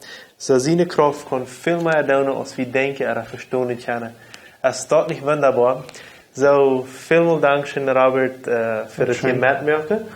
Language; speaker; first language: German; non-native, local second language; Low German